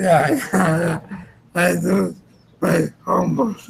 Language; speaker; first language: English; non-native, learner; Spanish